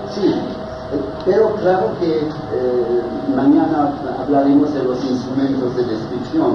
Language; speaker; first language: Spanish; non-native, fluent; French